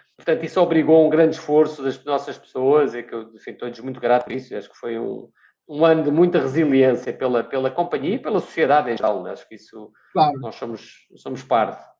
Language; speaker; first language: Portuguese; native; Portuguese